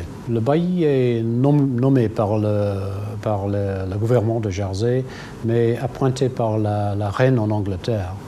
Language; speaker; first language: French; non-native, local second language; English